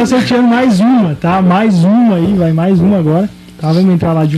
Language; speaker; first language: Portuguese; native; Portuguese